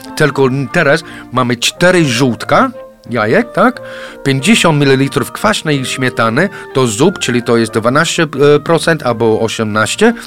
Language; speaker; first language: Polish; non-native, fluent; English